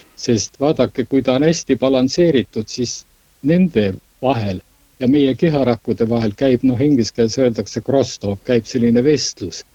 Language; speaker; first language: Estonian; native; Estonian